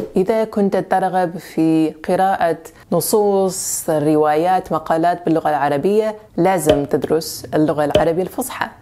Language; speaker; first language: Arabic; non-native, fluent; French